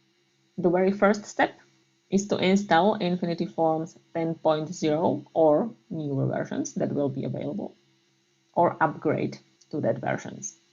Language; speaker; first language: English; non-native, fluent; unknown